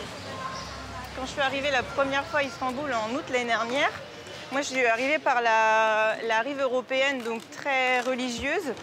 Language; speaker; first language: French; native; French